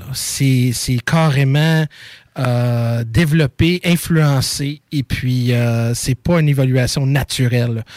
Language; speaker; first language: French; native; French